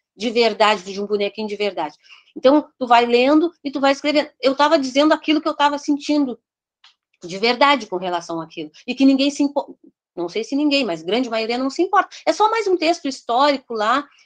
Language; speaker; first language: Portuguese; native; Portuguese